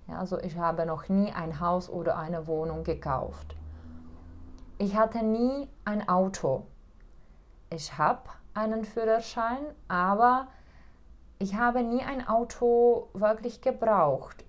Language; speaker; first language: German; non-native, fluent; Czech